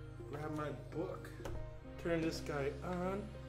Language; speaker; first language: English; native; English